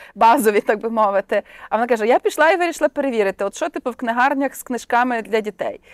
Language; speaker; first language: Ukrainian; native; Ukrainian